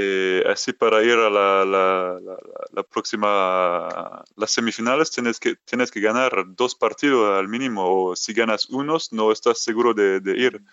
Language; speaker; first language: Spanish; non-native, fluent; French